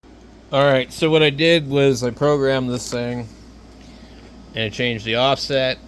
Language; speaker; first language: English; native; English